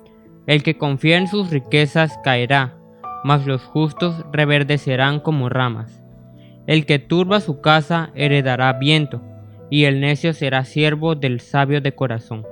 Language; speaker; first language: Spanish; native; Spanish